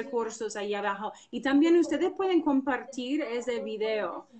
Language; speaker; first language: Spanish; non-native, fluent; English